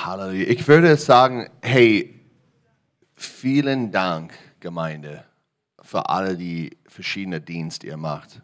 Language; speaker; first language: German; non-native, learner; English